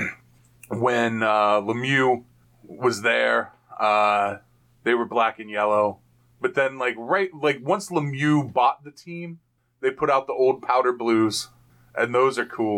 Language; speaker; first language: English; native; English